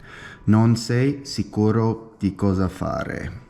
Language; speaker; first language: Italian; non-native, learner; English